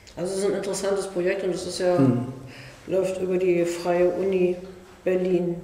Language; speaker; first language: German; native; German